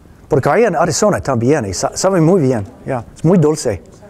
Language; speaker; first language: Spanish; non-native, fluent; English